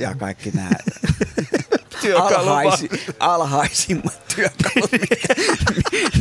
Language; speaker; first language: Finnish; native; Finnish